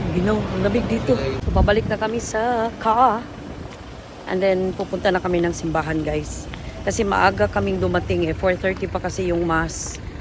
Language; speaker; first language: Filipino; native; Filipino